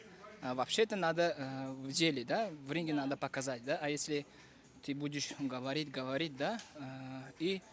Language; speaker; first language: Russian; non-native, fluent; Uzbek